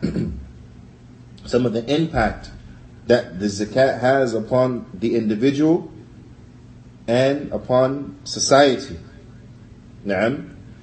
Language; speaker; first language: English; native; English